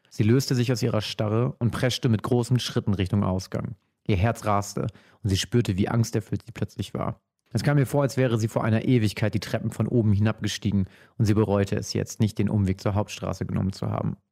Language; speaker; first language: German; native; German